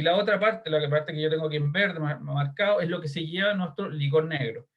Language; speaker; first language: Spanish; native; Spanish